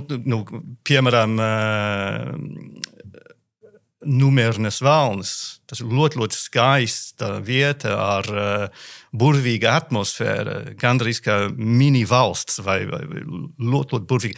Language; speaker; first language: Latvian; non-native, learner; English